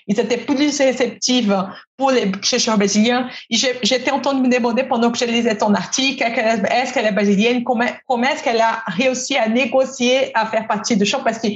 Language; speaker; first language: French; non-native, fluent; Portuguese